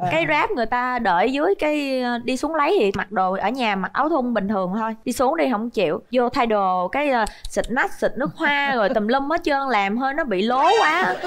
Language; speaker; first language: Vietnamese; native; Vietnamese